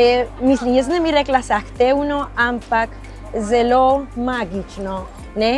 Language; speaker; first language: Slovenian; non-native, fluent; Spanish